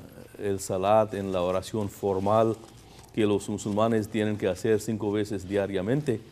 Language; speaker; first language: Spanish; non-native, fluent; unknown